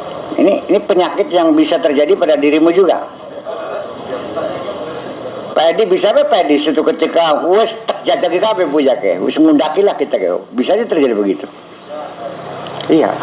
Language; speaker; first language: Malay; non-native, local second language; Javanese